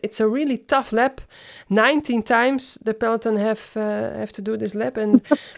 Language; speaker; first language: English; non-native, fluent; Dutch